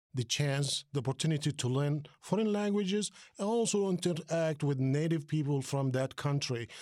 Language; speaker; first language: English; non-native, fluent; Arabic